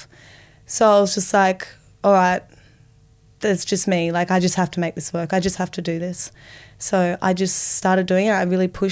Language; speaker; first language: English; native; English